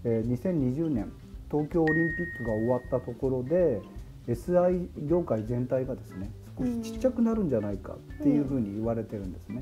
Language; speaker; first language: Japanese; native; Japanese